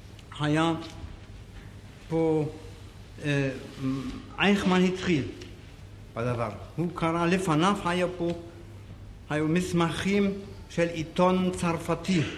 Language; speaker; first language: Hebrew; non-native, fluent; German